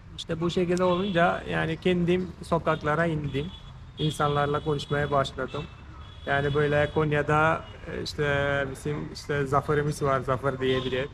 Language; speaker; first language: Turkish; non-native, fluent; Malayalam